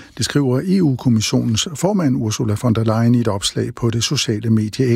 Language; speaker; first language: Danish; native; Danish